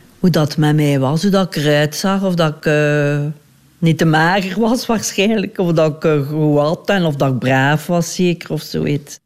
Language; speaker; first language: Dutch; native; Dutch